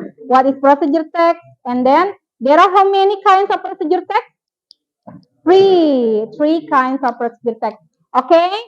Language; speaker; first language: English; non-native, fluent; Indonesian